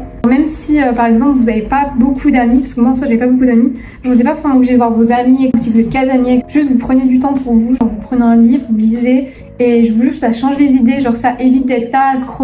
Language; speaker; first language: French; native; French